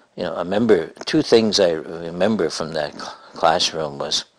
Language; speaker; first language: English; native; English